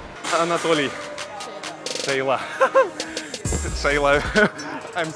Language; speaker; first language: English; non-native, learner; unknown